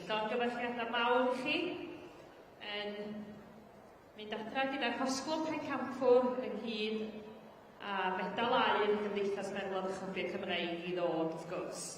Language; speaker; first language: Welsh; native; Welsh